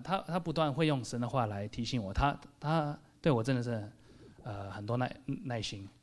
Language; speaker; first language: Chinese; early bilingual, heritage; Chinese